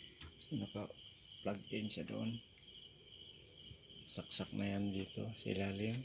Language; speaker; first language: Filipino; non-native, local second language; Cebuano